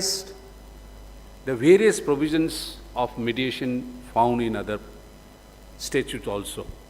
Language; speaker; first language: English; non-native, local second language; Manipuri